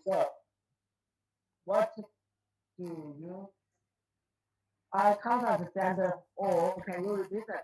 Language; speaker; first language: English; non-native, learner; Chinese